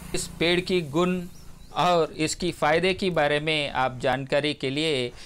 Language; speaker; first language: Hindi; non-native, local second language; Telugu